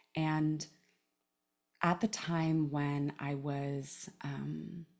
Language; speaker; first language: English; native; English